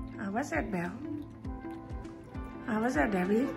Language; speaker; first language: English; non-native, learner; Thai